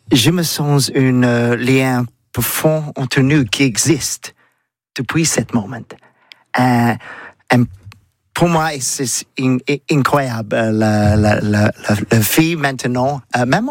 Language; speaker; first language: French; non-native, learner; English